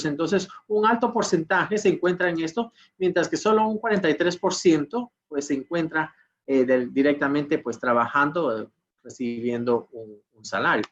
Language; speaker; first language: Spanish; native; Spanish